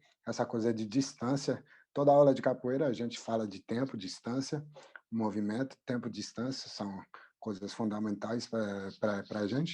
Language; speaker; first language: Portuguese; non-native, fluent; French